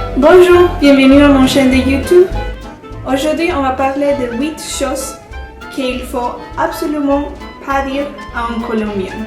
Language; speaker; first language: French; non-native, fluent; Spanish